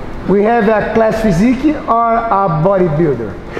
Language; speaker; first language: English; non-native, learner; Portuguese